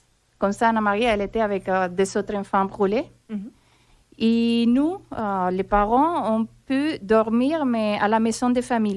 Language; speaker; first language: French; non-native, fluent; Spanish